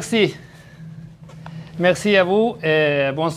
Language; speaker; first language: French; non-native, fluent; Arabic